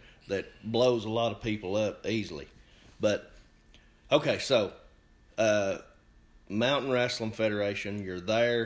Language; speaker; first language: English; native; English